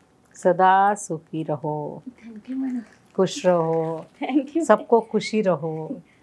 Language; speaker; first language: Hindi; non-native, local second language; Telugu